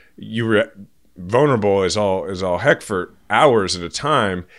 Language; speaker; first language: English; native; English